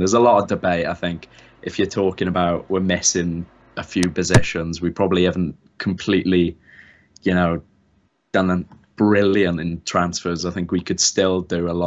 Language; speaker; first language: English; native; English